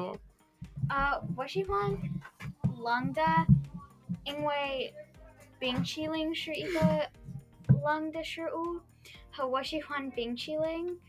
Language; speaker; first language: Chinese; non-native, learner; English